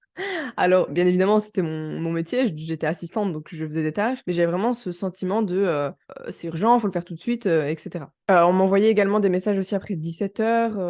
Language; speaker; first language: French; native; French